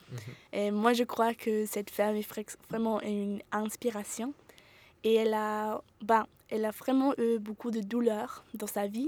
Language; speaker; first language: French; non-native, fluent; German